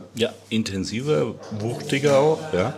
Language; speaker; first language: German; native; German